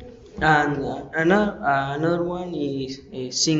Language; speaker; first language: English; non-native, learner; Spanish